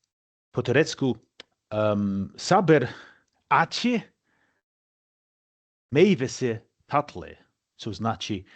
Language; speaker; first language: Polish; non-native, fluent; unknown